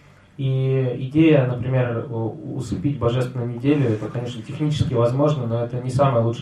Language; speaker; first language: Russian; native; Russian